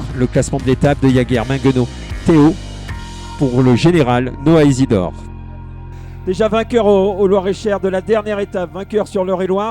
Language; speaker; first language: French; native; French